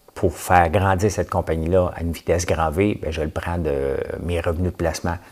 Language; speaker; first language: French; native; French